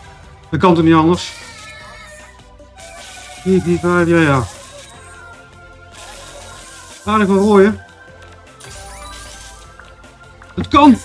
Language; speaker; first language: Dutch; native; Dutch